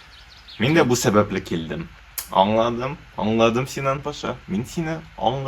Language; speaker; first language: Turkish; non-native, learner; Tatar